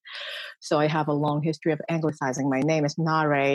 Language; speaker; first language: English; non-native, fluent; Korean